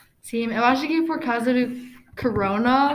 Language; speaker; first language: Portuguese; non-native, learner; English